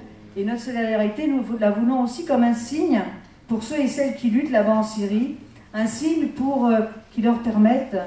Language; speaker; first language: French; native; French